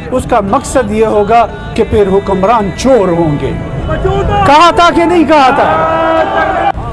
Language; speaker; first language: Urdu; non-native, local second language; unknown